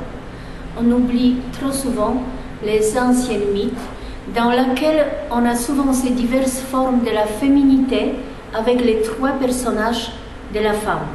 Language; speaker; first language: French; non-native, fluent; Polish